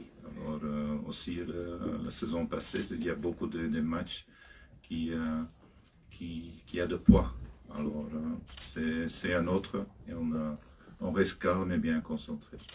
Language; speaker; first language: French; non-native, fluent; Dutch